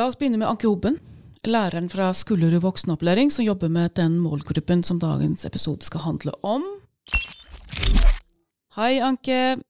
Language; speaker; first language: Norwegian; native; Norwegian